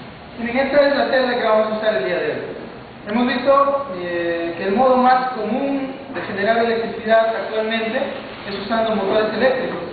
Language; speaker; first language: Spanish; native; Spanish